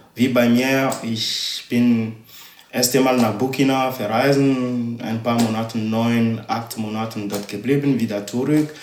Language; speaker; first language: German; non-native, learner; Ewe